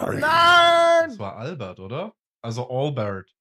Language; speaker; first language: German; native; German